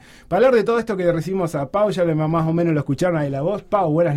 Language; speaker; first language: Spanish; native; Spanish